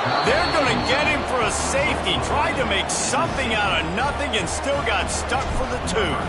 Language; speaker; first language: English; native; English